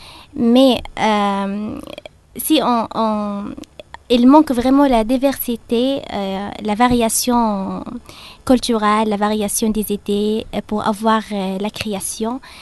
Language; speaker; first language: French; non-native, fluent; Arabic